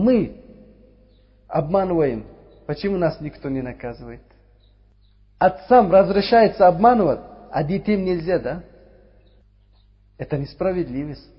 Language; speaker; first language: Russian; non-native, learner; Uzbek